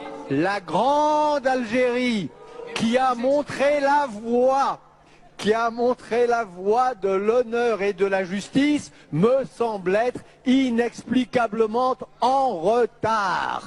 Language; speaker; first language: French; native; French